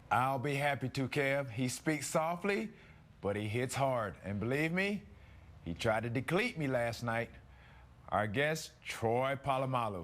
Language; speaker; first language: English; native; English